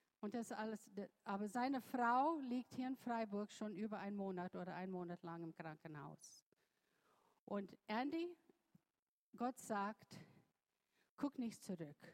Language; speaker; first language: German; non-native, fluent; English